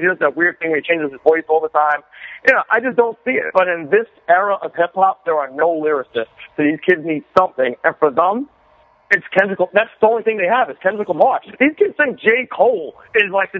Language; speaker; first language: English; native; English